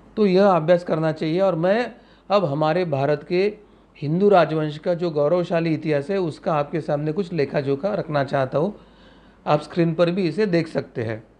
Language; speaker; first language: Hindi; non-native, local second language; Marathi